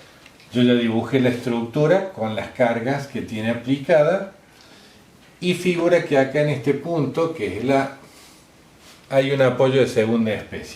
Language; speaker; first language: Spanish; native; Spanish